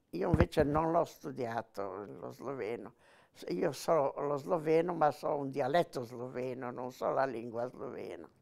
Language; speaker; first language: Italian; non-native, local second language; Slovenian